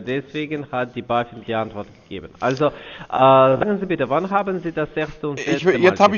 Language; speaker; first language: German; non-native, fluent; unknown